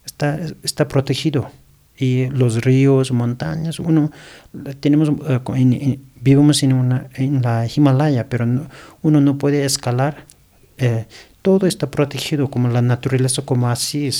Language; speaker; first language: Spanish; non-native, learner; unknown